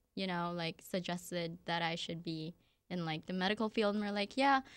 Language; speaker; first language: English; early bilingual, other home language; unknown